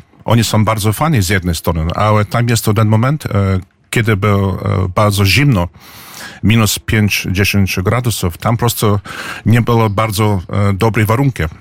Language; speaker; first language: Polish; early bilingual, heritage; English